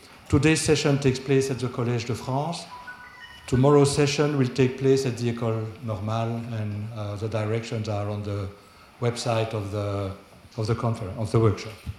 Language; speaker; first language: English; non-native, fluent; French